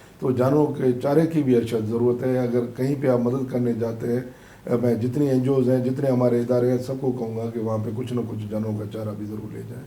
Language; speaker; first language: Urdu; non-native, local second language; Sindhi